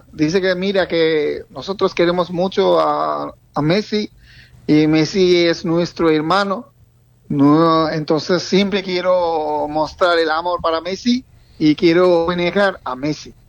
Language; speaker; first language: Spanish; non-native, fluent; Bangla